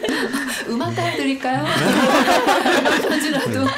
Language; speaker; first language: Korean; native; Korean